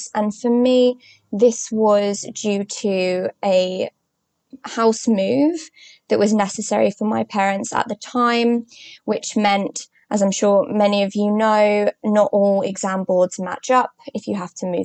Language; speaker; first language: English; native; English